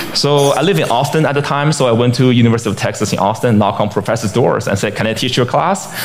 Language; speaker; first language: English; non-native, fluent; Chinese